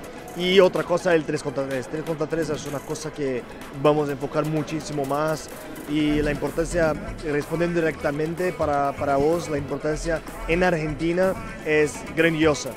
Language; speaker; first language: Spanish; non-native, fluent; Portuguese